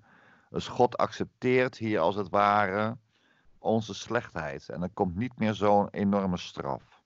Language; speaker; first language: Dutch; native; Dutch